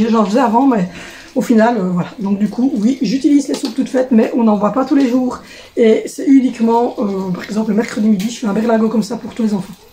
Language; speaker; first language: French; native; French